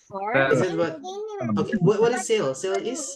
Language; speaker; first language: English; non-native, local second language; Indonesian